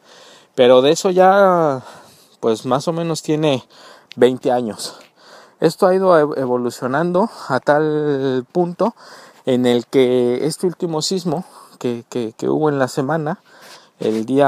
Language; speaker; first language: Spanish; native; Spanish